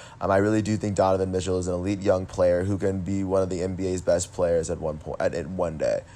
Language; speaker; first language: English; native; English